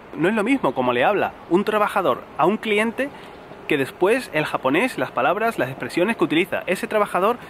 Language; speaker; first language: Spanish; native; Spanish